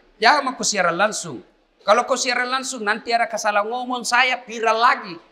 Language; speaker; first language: Indonesian; non-native, local second language; Buginese